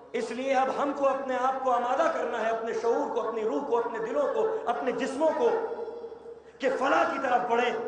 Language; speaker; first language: Urdu; native; Urdu